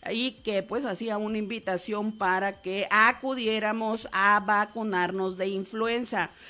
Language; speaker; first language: Spanish; native; Spanish